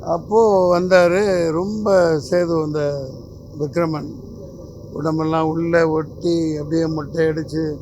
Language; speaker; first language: Tamil; native; Tamil